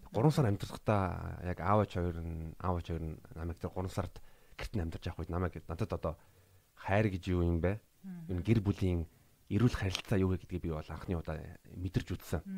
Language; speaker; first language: Mongolian; native; Mongolian